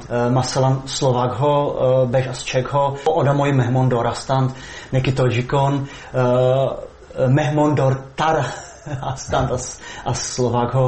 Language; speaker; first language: Persian; non-native, fluent; Czech